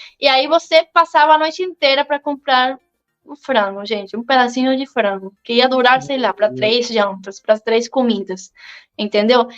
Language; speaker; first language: Portuguese; non-native, fluent; Spanish